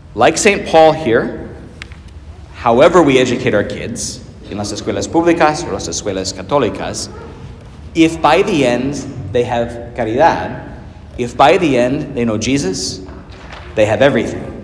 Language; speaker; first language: English; native; English